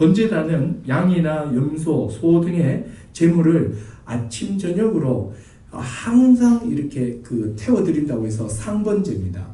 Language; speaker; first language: Korean; native; Korean